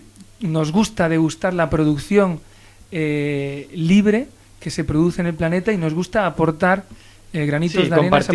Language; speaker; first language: Spanish; native; Spanish